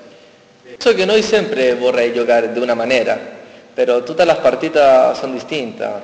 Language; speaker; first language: Italian; non-native, learner; Spanish